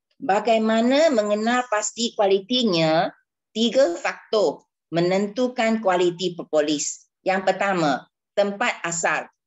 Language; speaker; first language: Malay; non-native, local second language; Chinese